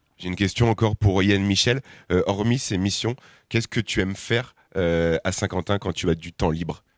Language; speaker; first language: French; native; French